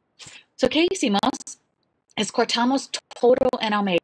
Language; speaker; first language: Spanish; non-native, learner; English